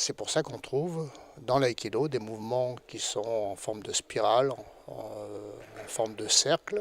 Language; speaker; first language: French; native; French